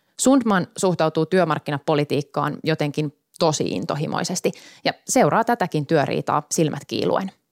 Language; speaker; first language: Finnish; native; Finnish